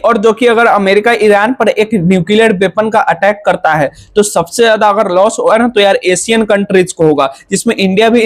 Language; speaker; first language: Hindi; native; Hindi